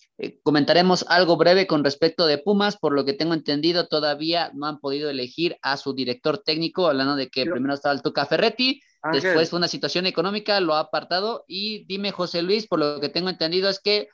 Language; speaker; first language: Spanish; native; Spanish